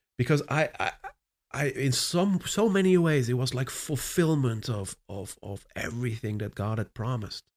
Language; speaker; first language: English; non-native, fluent; Dutch